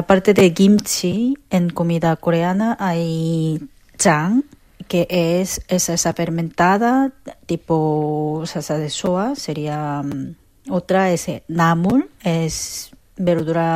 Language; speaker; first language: Spanish; non-native, learner; Korean